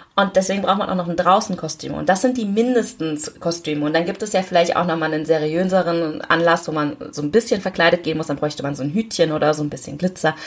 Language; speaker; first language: German; early bilingual, other home language; Korean